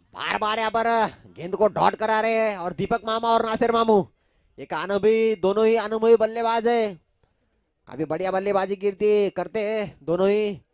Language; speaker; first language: Hindi; non-native, local second language; Marathi